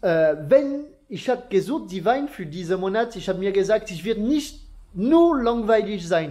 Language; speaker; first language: German; non-native, learner; French